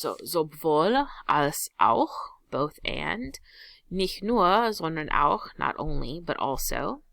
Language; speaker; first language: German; non-native, fluent; English